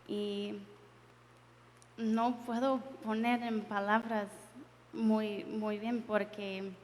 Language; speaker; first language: Spanish; non-native, learner; English